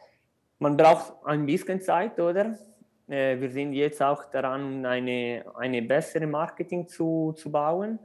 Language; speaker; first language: German; non-native, local second language; Italian